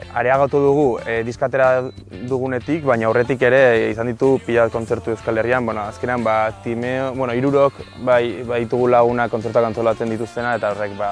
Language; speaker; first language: Basque; native; Basque